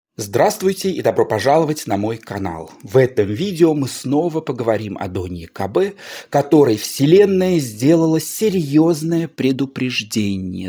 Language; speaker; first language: Russian; native; Russian